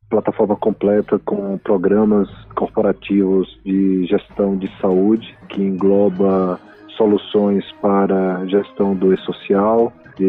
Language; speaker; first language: Portuguese; native; Portuguese